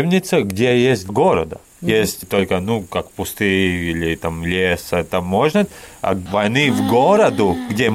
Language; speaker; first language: Russian; non-native, learner; Latvian